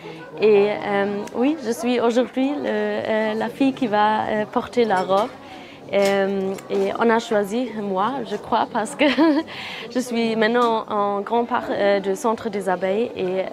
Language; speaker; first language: French; non-native, fluent; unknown